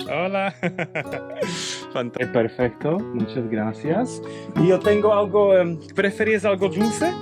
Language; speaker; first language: Spanish; non-native, learner; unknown